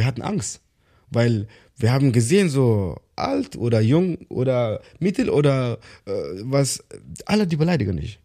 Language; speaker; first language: German; non-native, learner; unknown